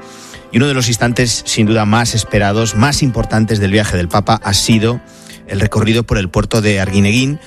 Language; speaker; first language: Spanish; native; Spanish